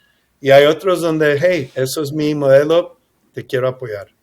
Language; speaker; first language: Spanish; early bilingual, heritage; English